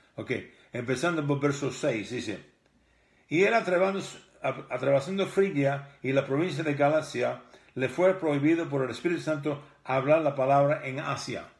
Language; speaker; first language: Spanish; early bilingual, heritage; Spanish